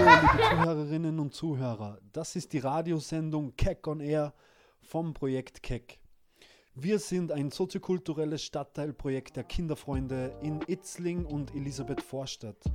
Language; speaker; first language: German; non-native, learner; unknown